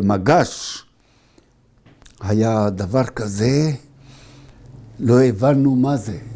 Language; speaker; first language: Hebrew; early bilingual, other home language; Arabic